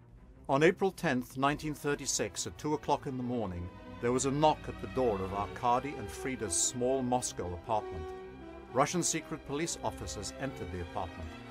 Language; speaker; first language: English; native; English